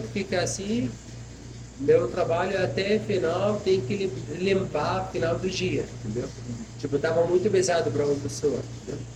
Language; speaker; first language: Portuguese; non-native, fluent; Arabic